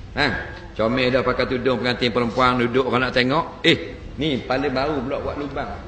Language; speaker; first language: Malay; native; Malay